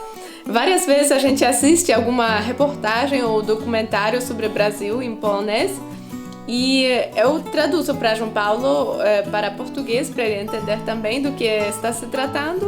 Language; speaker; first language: Portuguese; non-native, fluent; Polish